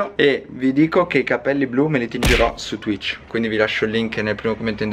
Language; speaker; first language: Italian; native; Italian